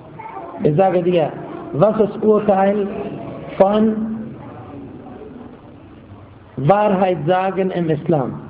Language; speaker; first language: German; non-native, fluent; Arabic